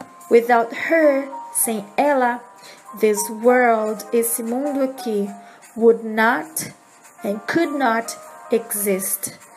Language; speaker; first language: English; non-native, fluent; Portuguese